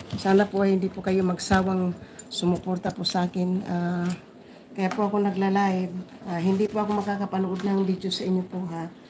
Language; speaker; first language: Filipino; non-native, local second language; Waray